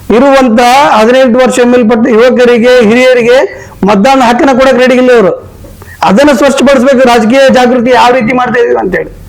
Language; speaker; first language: Kannada; non-native, local second language; Urdu